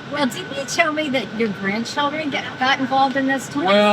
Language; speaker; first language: English; native; English